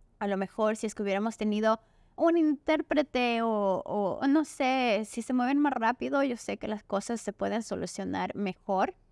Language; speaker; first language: Spanish; native; Spanish